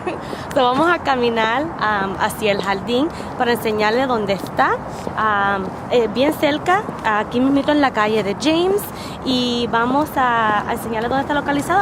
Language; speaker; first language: Spanish; early bilingual, heritage; Spanish